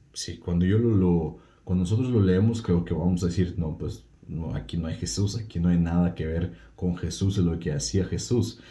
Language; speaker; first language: Spanish; non-native, fluent; Russian